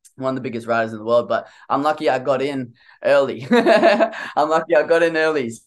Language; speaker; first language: English; native; English